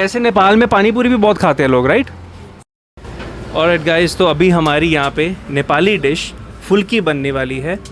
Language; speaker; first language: Hindi; native; Hindi